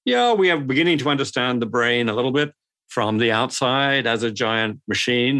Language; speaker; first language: English; native; English